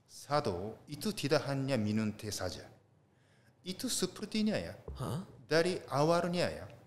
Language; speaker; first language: Indonesian; non-native, learner; Japanese